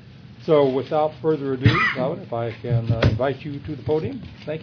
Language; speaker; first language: English; native; English